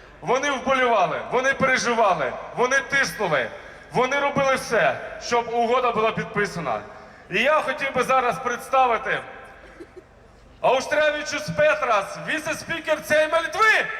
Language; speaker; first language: Ukrainian; native; Ukrainian